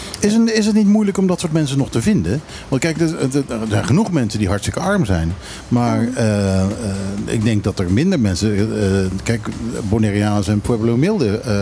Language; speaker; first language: Dutch; native; Dutch